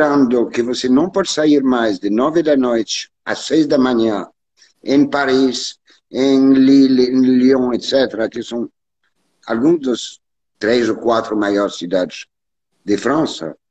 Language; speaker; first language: Portuguese; non-native, learner; French